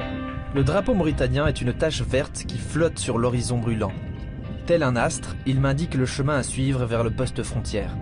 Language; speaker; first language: French; native; French